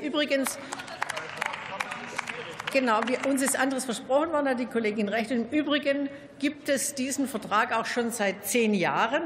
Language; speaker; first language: German; native; German